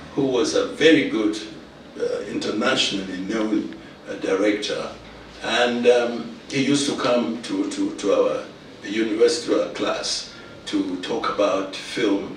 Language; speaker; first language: English; non-native, local second language; Luyia